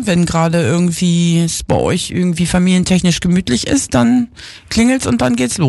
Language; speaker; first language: German; native; German